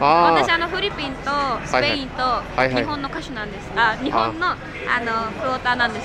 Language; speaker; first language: Japanese; early bilingual, other home language; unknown